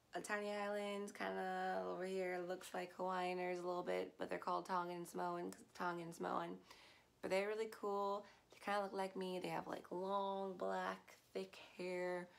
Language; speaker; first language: English; native; English